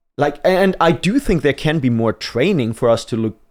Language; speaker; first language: English; non-native, fluent; German